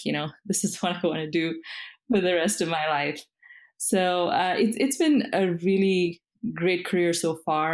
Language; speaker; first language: English; non-native, local second language; Hindi